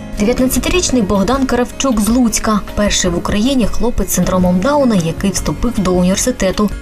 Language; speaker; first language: Ukrainian; native; Ukrainian